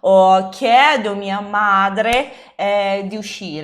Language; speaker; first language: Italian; non-native, fluent; Portuguese